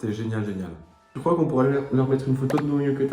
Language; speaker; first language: French; native; French